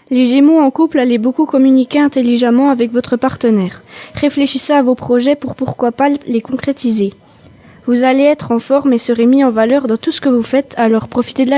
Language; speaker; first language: French; native; French